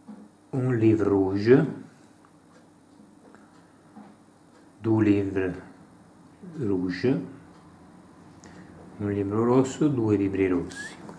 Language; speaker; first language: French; non-native, learner; Italian